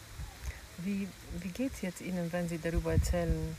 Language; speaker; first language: German; native; German